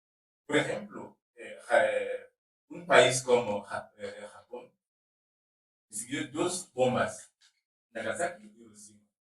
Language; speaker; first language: Spanish; non-native, learner; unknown